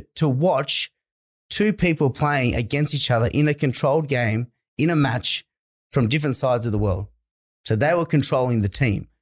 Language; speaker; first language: English; native; English